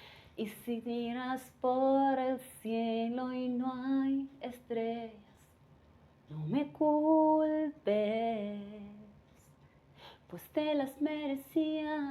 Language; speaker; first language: Spanish; non-native, fluent; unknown